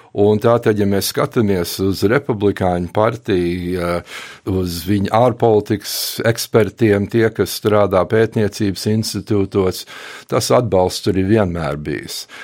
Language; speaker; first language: Latvian; early bilingual, heritage; Latvian